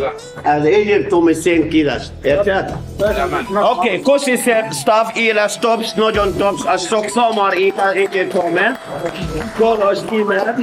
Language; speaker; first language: Hungarian; non-native, learner; Arabic